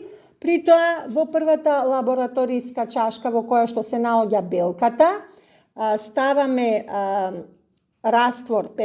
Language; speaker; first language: Macedonian; native; Macedonian